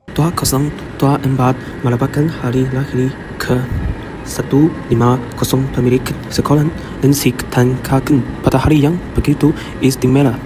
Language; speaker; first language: Malay; non-native, learner; Chinese